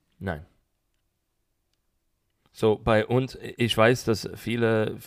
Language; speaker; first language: German; non-native, learner; English